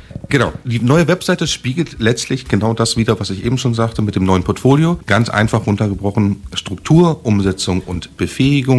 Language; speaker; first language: German; native; German